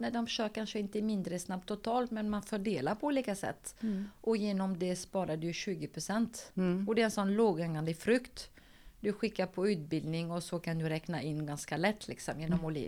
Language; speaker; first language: Swedish; non-native, fluent; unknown